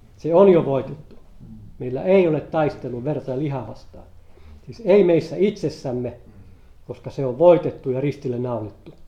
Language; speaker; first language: Finnish; native; Finnish